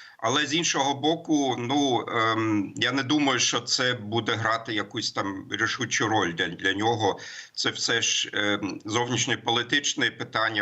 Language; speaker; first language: Ukrainian; non-native, fluent; German